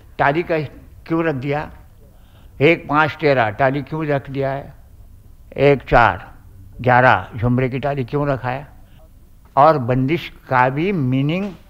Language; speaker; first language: Hindi; non-native, local second language; Marathi